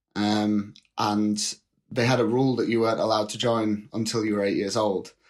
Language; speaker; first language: English; native; English